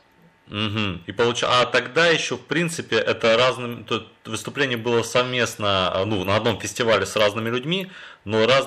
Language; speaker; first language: Russian; native; Russian